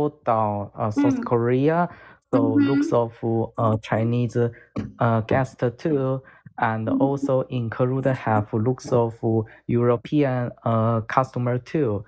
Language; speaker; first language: English; non-native, learner; Korean